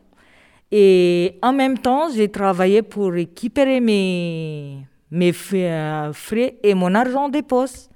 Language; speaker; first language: French; non-native, local second language; Malagasy